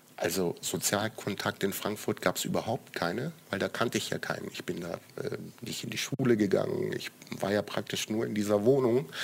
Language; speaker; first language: German; early bilingual, other home language; Croatian